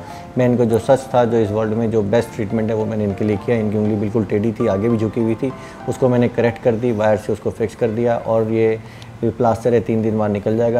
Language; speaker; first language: Hindi; native; Hindi